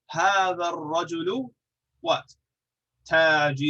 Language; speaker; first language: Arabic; non-native, fluent; English